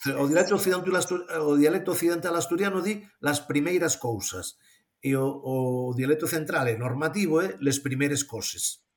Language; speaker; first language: Galician; native; Galician